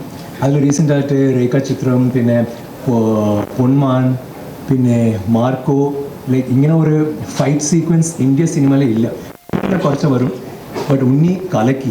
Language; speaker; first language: Malayalam; non-native, learner; Tamil